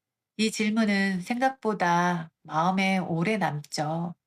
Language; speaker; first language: Korean; native; Korean